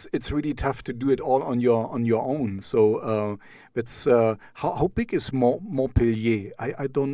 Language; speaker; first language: English; non-native, fluent; German